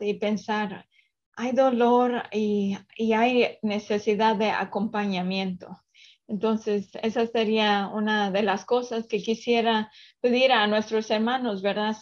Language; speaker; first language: Spanish; early bilingual, other home language; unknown